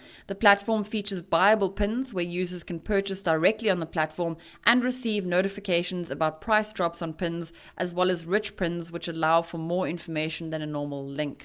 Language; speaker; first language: English; native; English